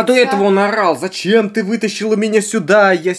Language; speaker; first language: Russian; native; Russian